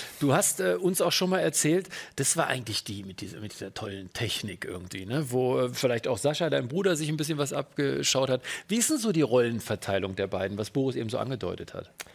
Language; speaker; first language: German; native; German